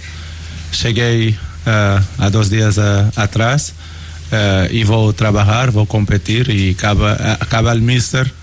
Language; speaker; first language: Spanish; non-native, learner; Portuguese